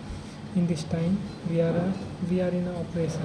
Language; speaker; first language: English; non-native, learner; Hindi